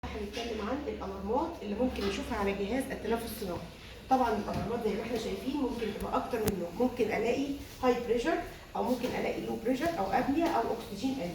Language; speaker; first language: Arabic; native; Arabic